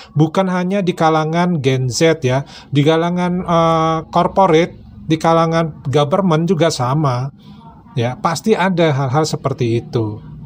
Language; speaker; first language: Indonesian; native; Indonesian